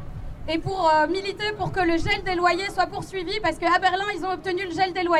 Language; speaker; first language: French; native; French